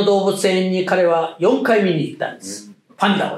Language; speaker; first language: Japanese; native; Japanese